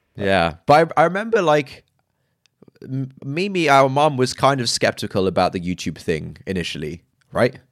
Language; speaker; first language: English; early bilingual, other home language; Urdu